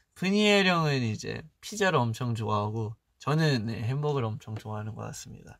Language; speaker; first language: Korean; early bilingual, heritage; Korean